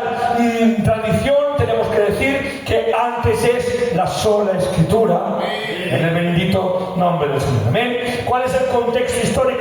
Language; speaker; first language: Spanish; native; Spanish